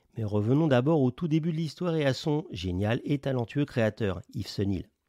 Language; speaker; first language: French; native; French